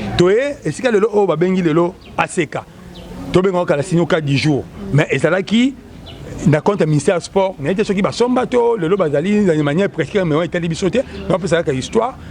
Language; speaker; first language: Lingala; native; Lingala